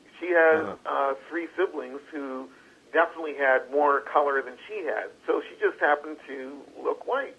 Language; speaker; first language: English; native; English